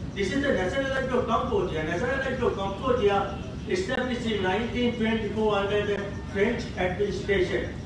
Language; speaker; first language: English; non-native, local second language; Sinhala